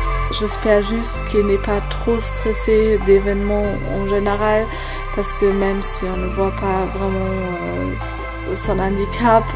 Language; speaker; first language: French; non-native, fluent; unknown